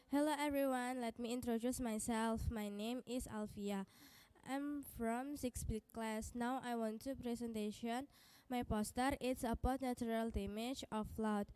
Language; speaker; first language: English; non-native, learner; Indonesian